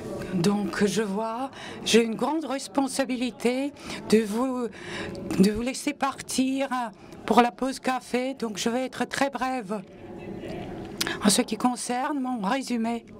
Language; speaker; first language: French; non-native, local second language; Latvian